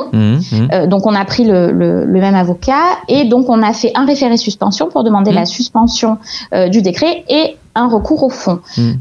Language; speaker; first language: French; native; French